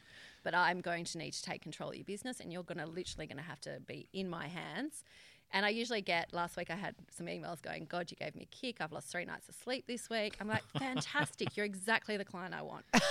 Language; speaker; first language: English; native; English